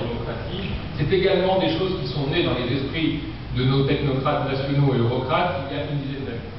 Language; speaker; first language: French; native; French